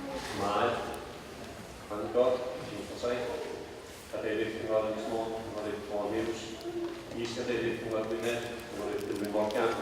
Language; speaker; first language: Welsh; native; Welsh